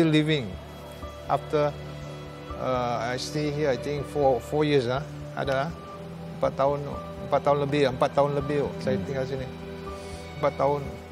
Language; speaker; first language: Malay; non-native, local second language; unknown